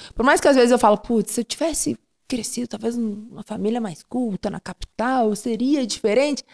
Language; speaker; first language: Portuguese; native; Portuguese